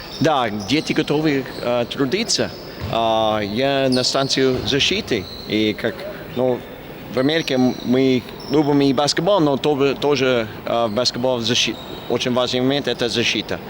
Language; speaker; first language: Russian; non-native, fluent; English